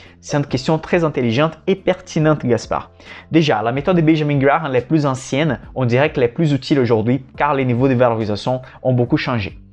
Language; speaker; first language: French; non-native, fluent; Portuguese